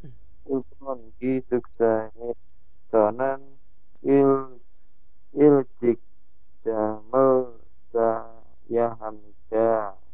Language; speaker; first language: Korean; non-native, learner; Indonesian